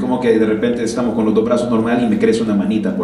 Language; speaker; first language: Spanish; native; Spanish